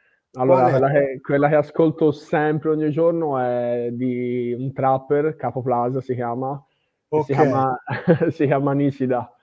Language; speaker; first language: Italian; native; Italian